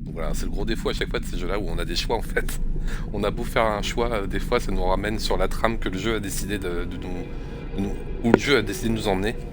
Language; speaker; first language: French; native; French